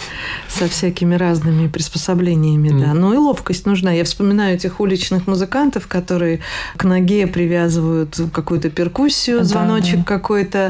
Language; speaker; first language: Russian; native; Russian